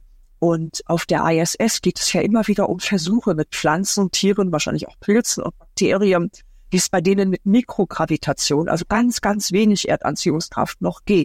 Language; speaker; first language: German; native; German